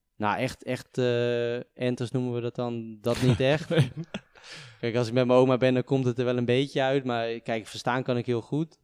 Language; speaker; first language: Dutch; native; Dutch